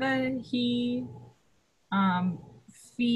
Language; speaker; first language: Arabic; non-native, learner; English